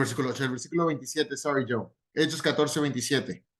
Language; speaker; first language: Spanish; native; Spanish